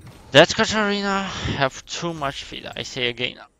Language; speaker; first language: English; non-native, learner; Romanian